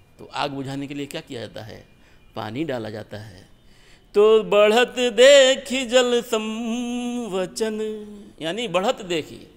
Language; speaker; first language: Hindi; native; Hindi